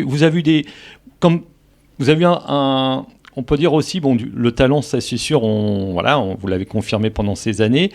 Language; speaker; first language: French; native; French